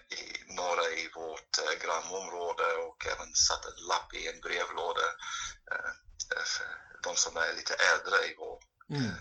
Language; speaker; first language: Swedish; non-native, fluent; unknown